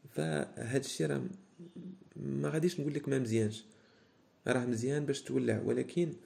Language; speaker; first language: Arabic; native; Arabic